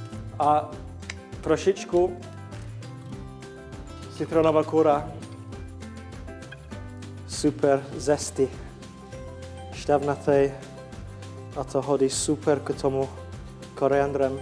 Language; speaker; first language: Czech; non-native, learner; English